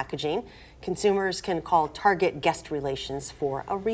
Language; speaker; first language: English; native; English